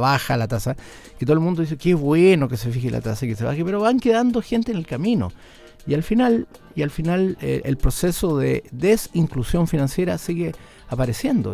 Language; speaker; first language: Spanish; native; Spanish